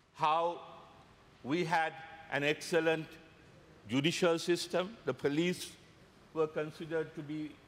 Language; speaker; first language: English; non-native, local second language; Sinhala